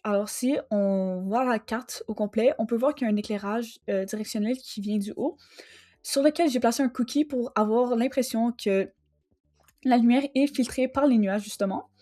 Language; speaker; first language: French; native; French